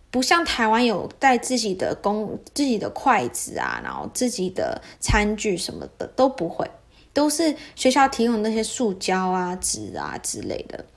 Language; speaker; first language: Chinese; early bilingual, heritage; Chinese